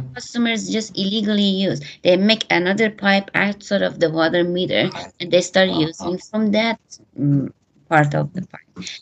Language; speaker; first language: English; non-native, fluent; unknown